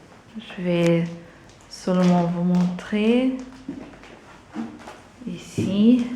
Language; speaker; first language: French; non-native, fluent; Portuguese